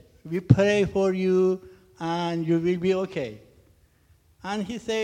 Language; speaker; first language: English; non-native, learner; Persian